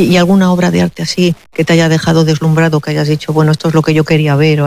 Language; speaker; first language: Spanish; native; Spanish